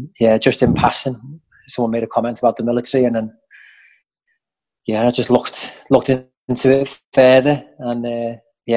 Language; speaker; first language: English; native; English